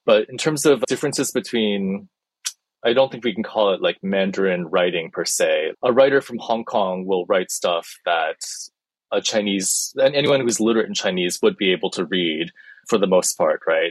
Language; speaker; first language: English; early bilingual, other home language; Chinese